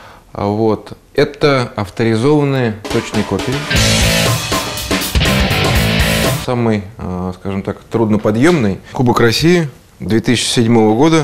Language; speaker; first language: Russian; native; Russian